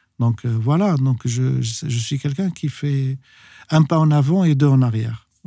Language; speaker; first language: French; non-native, local second language; Arabic